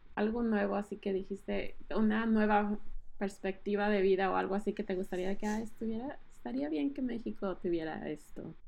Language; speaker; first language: Spanish; native; Spanish